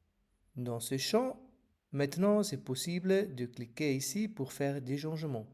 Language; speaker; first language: French; non-native, learner; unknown